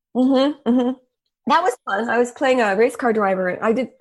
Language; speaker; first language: English; native; English